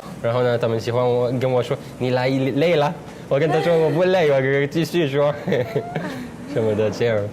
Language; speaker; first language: Chinese; non-native, learner; Arabic